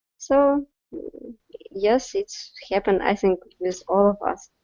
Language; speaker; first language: English; non-native, learner; Russian